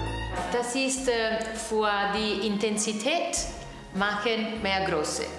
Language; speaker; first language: German; non-native, learner; Italian